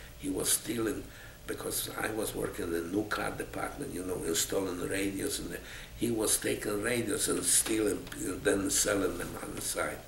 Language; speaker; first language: English; non-native, fluent; Polish